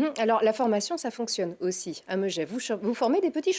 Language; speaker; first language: French; native; French